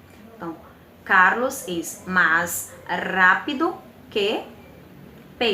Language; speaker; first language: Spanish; non-native, fluent; Portuguese